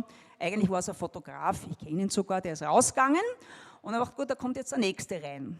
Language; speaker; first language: German; native; German